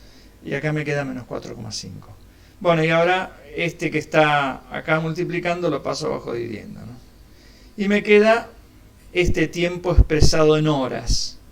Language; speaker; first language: Spanish; native; Spanish